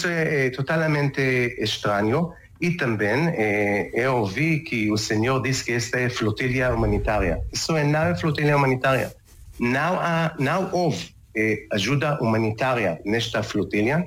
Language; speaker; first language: Portuguese; non-native, learner; Hebrew